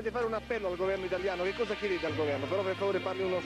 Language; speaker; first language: Italian; native; Italian